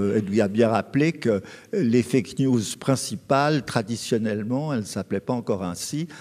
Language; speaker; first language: French; native; French